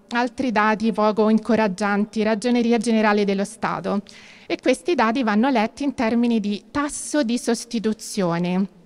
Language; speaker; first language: Italian; native; Italian